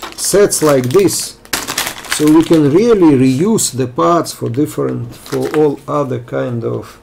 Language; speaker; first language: English; non-native, fluent; Russian